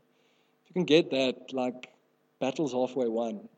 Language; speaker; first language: English; non-native, local second language; Afrikaans